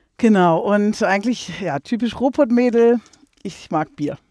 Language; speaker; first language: German; native; German